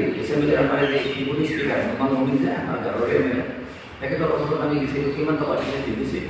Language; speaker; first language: Assamese; non-native, local second language; Garo